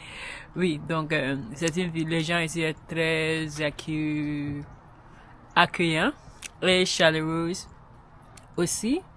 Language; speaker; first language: French; non-native, learner; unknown